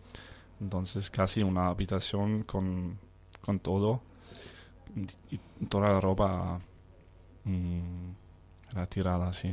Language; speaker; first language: Spanish; non-native, fluent; Danish